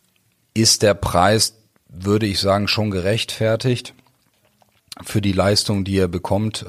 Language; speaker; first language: German; native; German